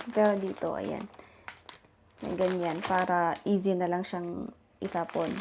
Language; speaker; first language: Filipino; native; Filipino